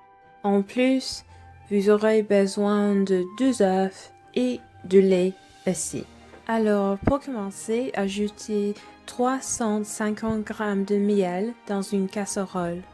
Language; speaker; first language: French; non-native, fluent; English